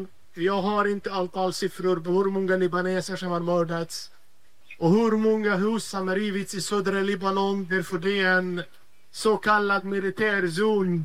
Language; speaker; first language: Swedish; non-native, fluent; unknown